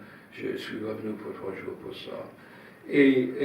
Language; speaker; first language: French; non-native, fluent; English